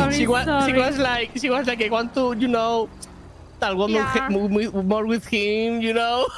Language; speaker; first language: English; non-native, learner; Spanish